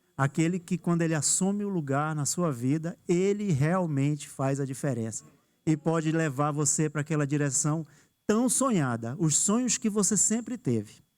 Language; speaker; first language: Portuguese; native; Portuguese